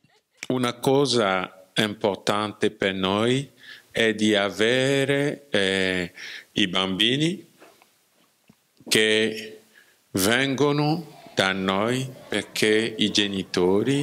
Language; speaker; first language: Italian; non-native, learner; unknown